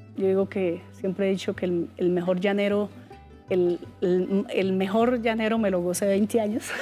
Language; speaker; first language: Spanish; native; Spanish